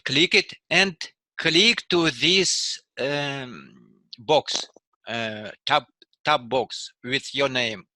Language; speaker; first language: English; non-native, learner; Russian